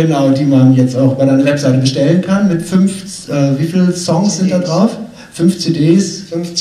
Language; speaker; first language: German; native; German